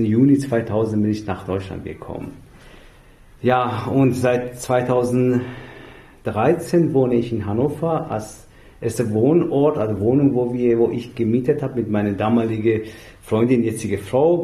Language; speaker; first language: German; non-native, fluent; Persian